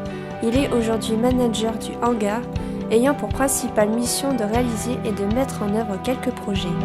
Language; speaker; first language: French; native; French